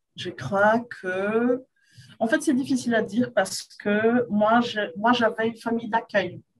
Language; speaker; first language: French; non-native, fluent; Portuguese